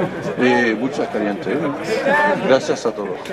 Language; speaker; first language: Spanish; non-native, learner; French